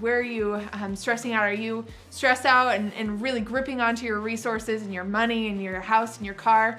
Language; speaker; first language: English; native; English